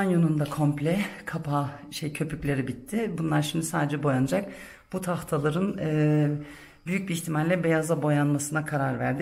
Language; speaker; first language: Turkish; early bilingual, heritage; Turkish